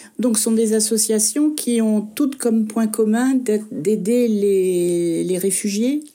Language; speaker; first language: French; native; French